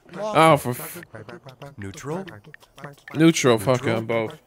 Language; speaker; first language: English; native; English